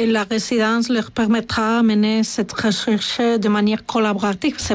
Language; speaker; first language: French; non-native, fluent; Spanish